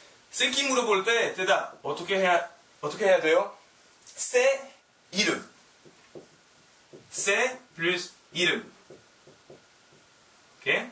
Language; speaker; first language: Korean; non-native, learner; French